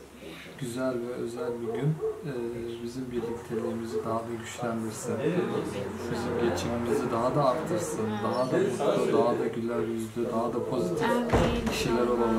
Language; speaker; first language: Turkish; native; Turkish